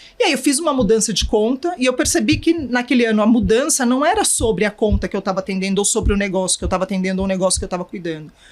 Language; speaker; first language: Portuguese; native; Portuguese